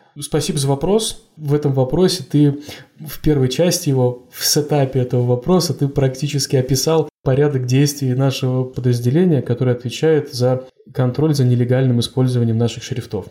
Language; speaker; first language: Russian; native; Russian